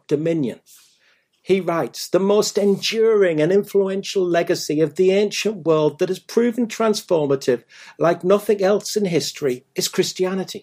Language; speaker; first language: English; native; English